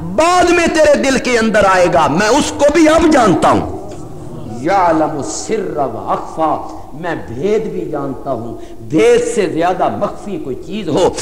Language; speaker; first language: Urdu; non-native, local second language; Punjabi